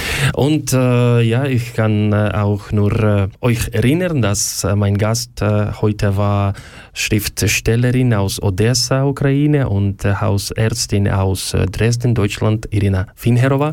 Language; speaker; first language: German; non-native, learner; Ukrainian